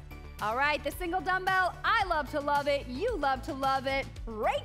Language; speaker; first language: English; native; English